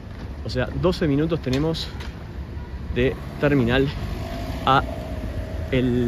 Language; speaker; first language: Spanish; native; Spanish